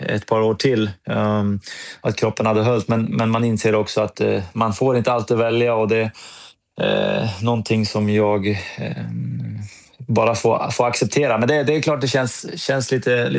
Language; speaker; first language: Swedish; native; Swedish